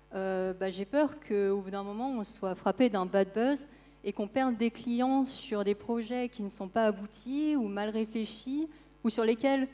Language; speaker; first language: French; native; French